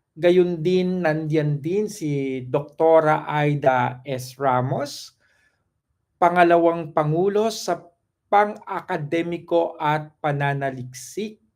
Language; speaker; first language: Filipino; non-native, local second language; Cebuano